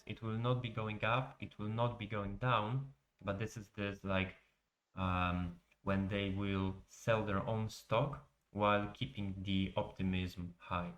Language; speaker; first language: English; non-native, fluent; Polish